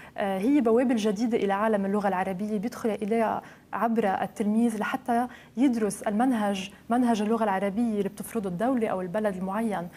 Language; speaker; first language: Arabic; native; Arabic